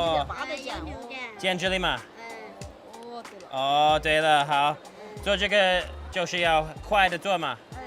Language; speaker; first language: Chinese; non-native, learner; English